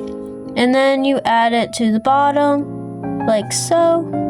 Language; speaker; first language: English; native; English